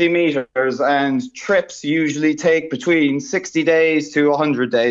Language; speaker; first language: English; native; English